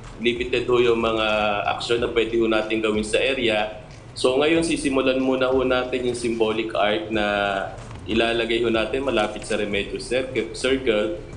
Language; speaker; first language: Filipino; native; Filipino